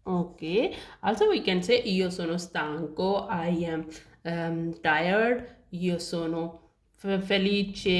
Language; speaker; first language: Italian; non-native, learner; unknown